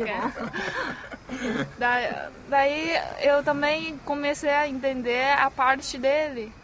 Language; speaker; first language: Portuguese; non-native, fluent; Chinese